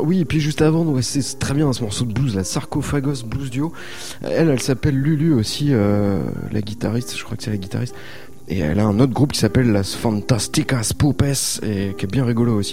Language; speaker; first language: French; native; French